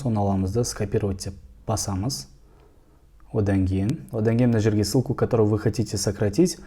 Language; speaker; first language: Russian; non-native, local second language; Kazakh